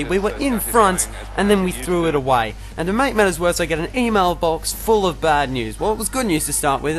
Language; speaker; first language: English; native; English